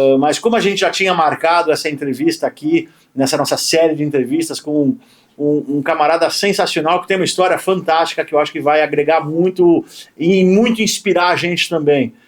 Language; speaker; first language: Portuguese; native; Portuguese